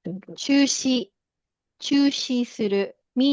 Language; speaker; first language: Japanese; non-native, fluent; Filipino